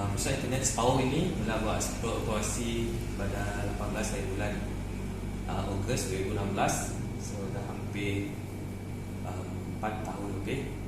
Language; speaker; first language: Malay; native; Malay